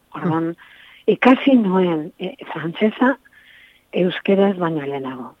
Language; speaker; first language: Basque; non-native, local second language; Spanish